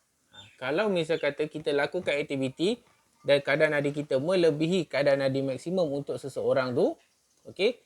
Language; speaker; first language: Malay; native; Malay